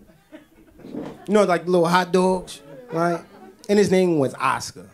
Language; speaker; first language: English; native; English